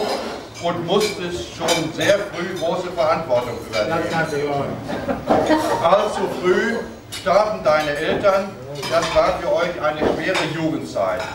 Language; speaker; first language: German; native; German